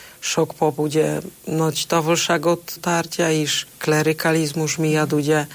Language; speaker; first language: Hungarian; non-native, fluent; Polish